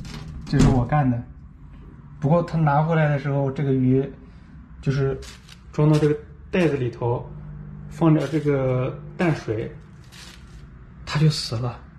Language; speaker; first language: Chinese; native; Chinese